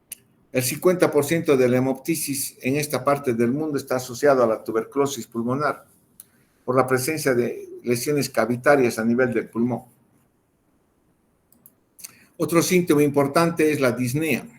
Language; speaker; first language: Spanish; native; Spanish